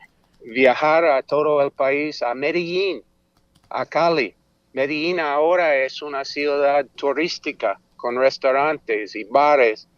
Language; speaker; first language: Spanish; non-native, fluent; English